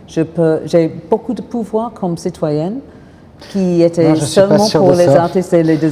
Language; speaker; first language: French; non-native, fluent; English